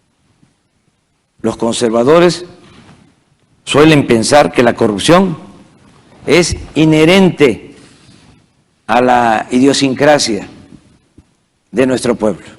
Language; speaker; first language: Spanish; native; Spanish